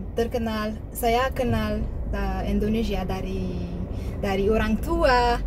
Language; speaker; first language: Indonesian; non-native, learner; Malagasy